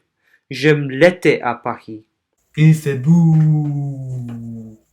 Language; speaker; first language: French; non-native, learner; Korean